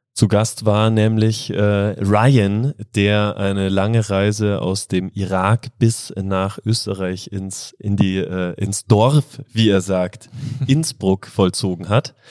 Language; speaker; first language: German; native; German